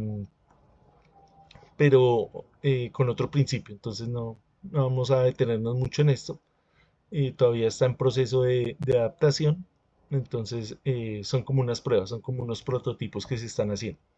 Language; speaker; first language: Spanish; native; Spanish